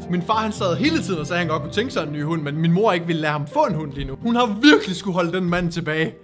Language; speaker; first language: Danish; native; Danish